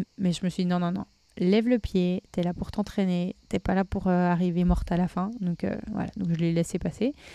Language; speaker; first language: French; native; French